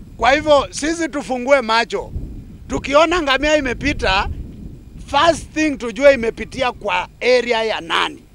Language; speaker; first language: Swahili; non-native, local second language; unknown